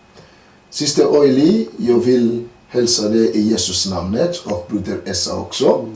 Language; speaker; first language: Swedish; non-native, learner; French